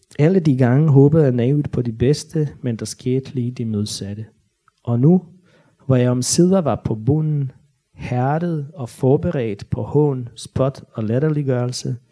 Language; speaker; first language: Danish; non-native, fluent; Bosnian